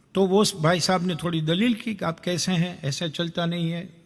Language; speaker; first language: Hindi; non-native, local second language; Gujarati